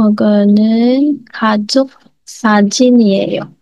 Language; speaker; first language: Korean; non-native, learner; Filipino